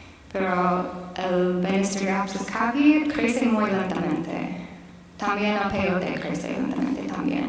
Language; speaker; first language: Spanish; non-native, fluent; English